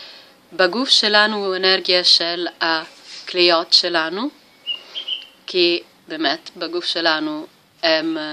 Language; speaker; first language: Hebrew; non-native, learner; Italian